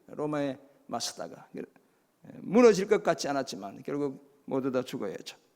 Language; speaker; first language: Korean; native; Korean